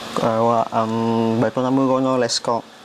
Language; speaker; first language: Japanese; non-native, learner; Vietnamese